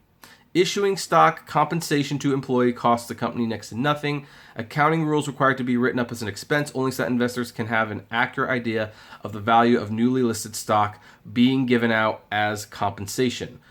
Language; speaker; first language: English; native; English